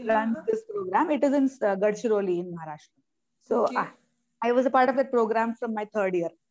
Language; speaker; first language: English; non-native, local second language; Malayalam